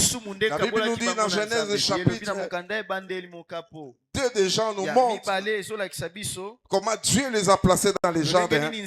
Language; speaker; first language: French; non-native, local second language; Lingala